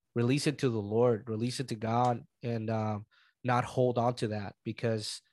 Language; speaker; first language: English; early bilingual, other home language; Spanish